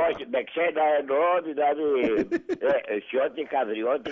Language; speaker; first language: Greek; native; Greek